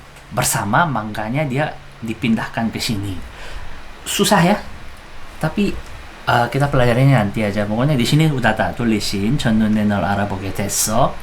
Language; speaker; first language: Indonesian; non-native, fluent; Korean